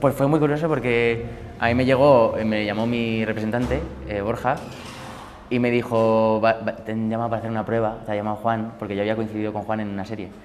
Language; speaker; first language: Spanish; native; Spanish